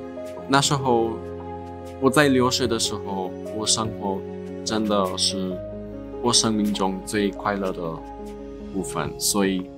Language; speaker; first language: Chinese; non-native, learner; English